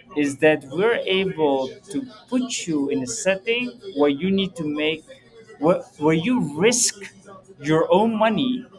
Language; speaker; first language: English; early bilingual, heritage; Dutch